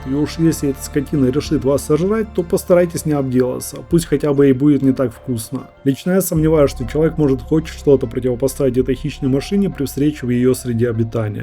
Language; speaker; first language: Russian; native; Russian